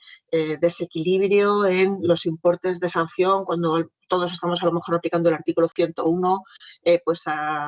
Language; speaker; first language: Spanish; native; Spanish